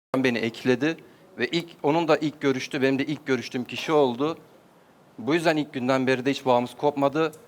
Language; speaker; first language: Turkish; native; Turkish